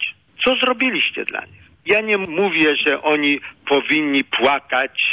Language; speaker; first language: Polish; early bilingual, heritage; Polish